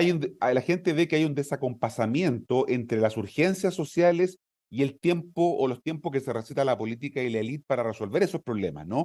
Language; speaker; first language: Spanish; native; Spanish